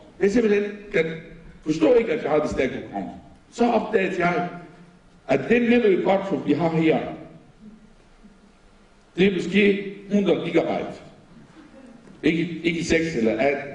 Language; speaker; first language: Danish; non-native, fluent; Arabic